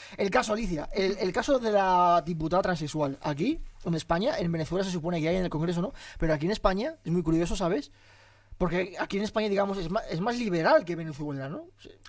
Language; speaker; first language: Spanish; early bilingual, other home language; Arabic